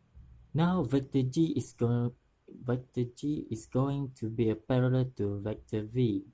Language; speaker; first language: English; non-native, local second language; Malay